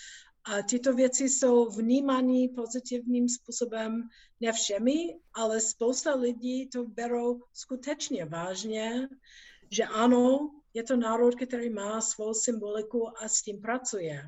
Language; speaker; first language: Czech; non-native, fluent; English